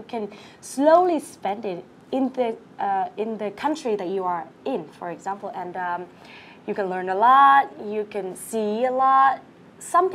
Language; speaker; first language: English; non-native, fluent; Vietnamese